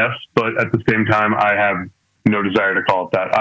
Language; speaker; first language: English; native; English